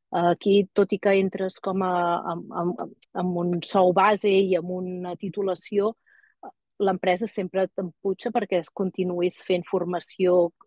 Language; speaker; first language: Catalan; native; Catalan